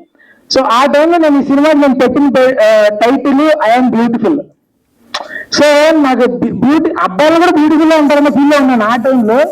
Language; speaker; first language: Telugu; native; Telugu